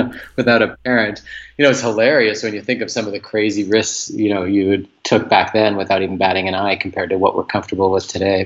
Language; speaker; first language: English; native; English